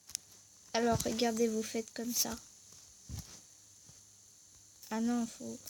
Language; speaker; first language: French; native; French